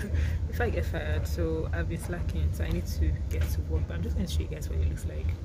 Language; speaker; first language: English; non-native, local second language; Igbo